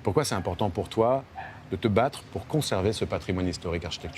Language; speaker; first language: French; native; French